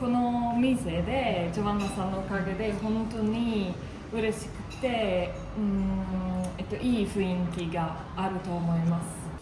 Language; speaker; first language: Japanese; non-native, learner; Italian